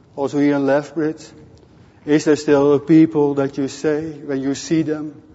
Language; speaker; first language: English; non-native, fluent; Dutch